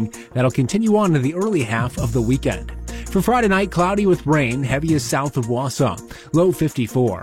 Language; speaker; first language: English; native; English